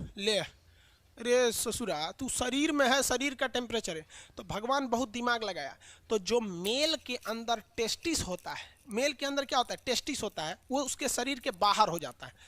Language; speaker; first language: Hindi; native; Hindi